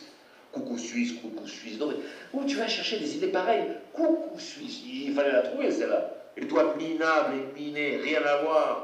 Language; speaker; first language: French; native; French